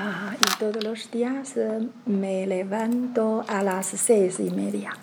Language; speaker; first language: Spanish; non-native, learner; Chinese